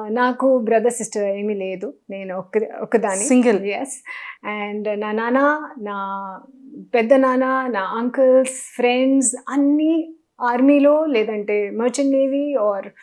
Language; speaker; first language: Telugu; non-native, learner; Hindi